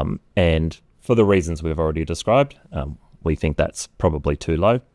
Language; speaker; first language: English; native; English